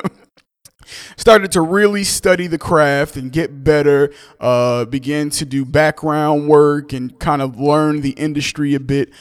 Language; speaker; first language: English; native; English